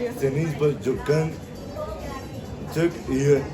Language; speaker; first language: Turkish; non-native, learner; Spanish